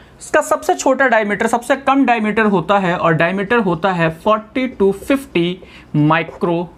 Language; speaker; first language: Hindi; native; Hindi